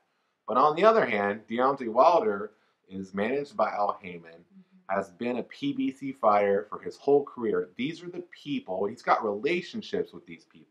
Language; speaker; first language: English; native; English